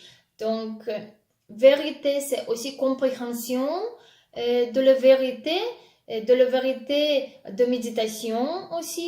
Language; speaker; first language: French; non-native, fluent; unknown